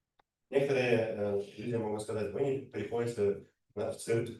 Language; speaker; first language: Russian; native; Russian